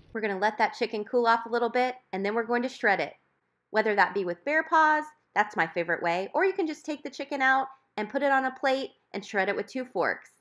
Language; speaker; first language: English; native; English